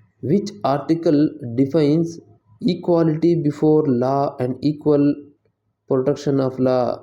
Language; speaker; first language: English; non-native, local second language; Tamil